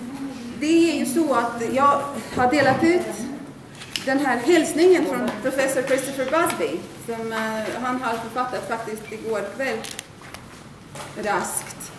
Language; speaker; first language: Swedish; non-native, fluent; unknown